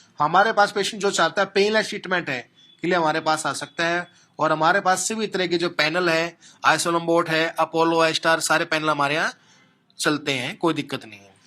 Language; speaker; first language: Hindi; native; Hindi